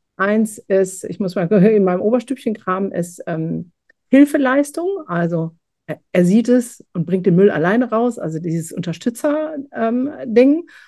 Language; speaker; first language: German; native; German